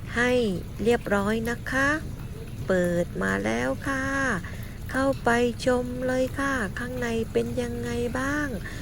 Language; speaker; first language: Thai; native; Thai